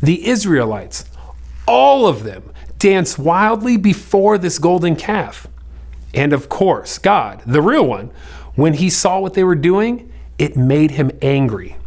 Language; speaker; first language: English; native; English